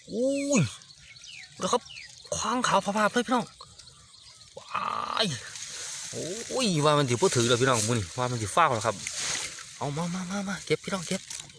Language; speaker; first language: Thai; native; Thai